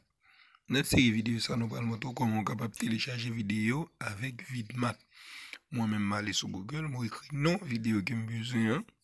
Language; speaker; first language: French; non-native, learner; Haitian Creole